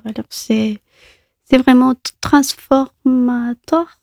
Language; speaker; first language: French; non-native, fluent; Spanish